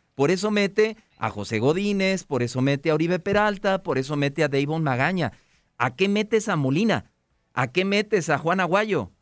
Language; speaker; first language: Spanish; native; Spanish